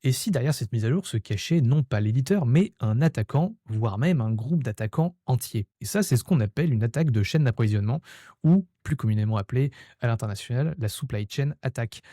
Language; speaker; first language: French; native; French